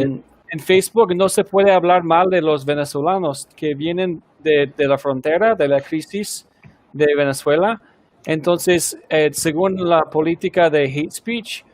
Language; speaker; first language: Spanish; non-native, fluent; English